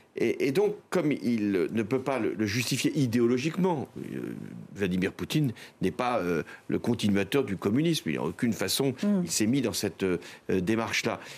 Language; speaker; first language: French; native; French